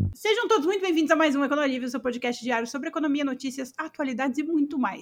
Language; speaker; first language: Portuguese; native; Portuguese